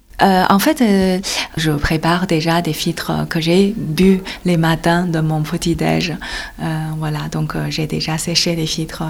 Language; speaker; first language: French; non-native, fluent; Chinese